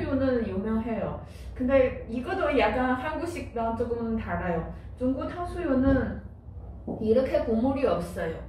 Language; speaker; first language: Korean; non-native, fluent; Chinese